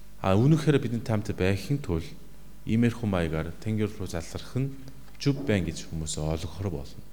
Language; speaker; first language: Mongolian; non-native, fluent; Korean